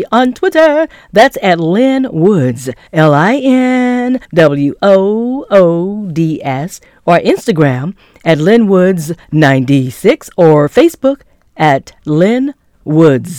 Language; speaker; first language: English; native; English